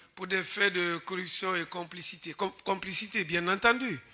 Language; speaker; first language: French; native; French